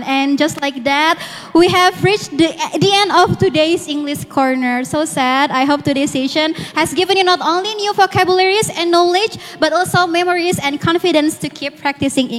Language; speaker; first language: English; non-native, fluent; Indonesian